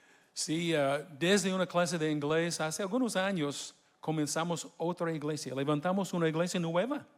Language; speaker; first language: Spanish; non-native, fluent; English